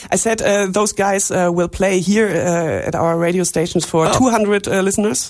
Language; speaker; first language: English; non-native, fluent; German